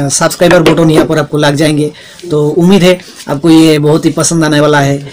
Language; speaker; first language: Hindi; native; Hindi